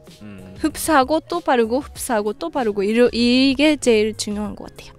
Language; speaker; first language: Korean; non-native, fluent; Japanese